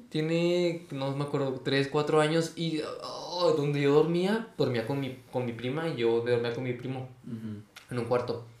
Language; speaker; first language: Spanish; native; Spanish